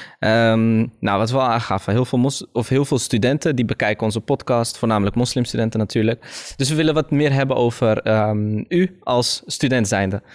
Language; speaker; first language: Dutch; early bilingual, other home language; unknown